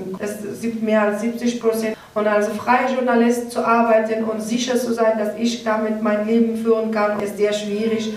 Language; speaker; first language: German; non-native, learner; Persian